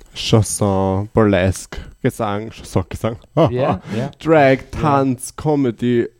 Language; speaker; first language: German; native; German